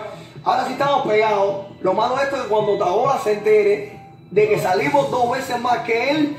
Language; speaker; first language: Spanish; native; Spanish